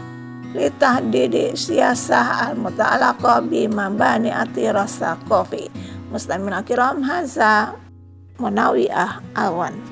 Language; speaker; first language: Arabic; non-native, fluent; Indonesian